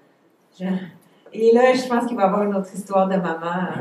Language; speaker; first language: French; native; French